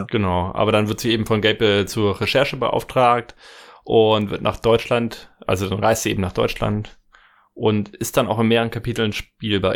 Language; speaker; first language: German; native; German